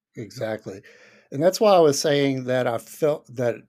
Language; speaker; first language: English; native; English